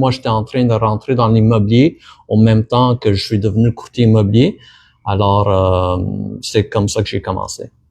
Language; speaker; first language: French; early bilingual, other home language; Portuguese